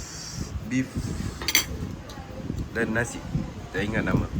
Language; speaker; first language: Malay; native; Malay